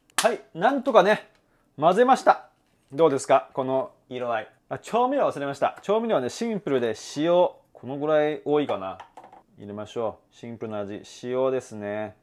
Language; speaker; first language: Japanese; non-native, fluent; Chinese